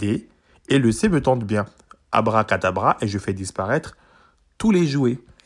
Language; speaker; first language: French; native; French